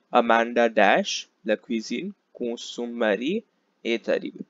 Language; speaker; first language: French; non-native, fluent; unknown